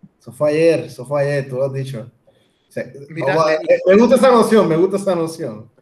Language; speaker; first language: Spanish; native; Spanish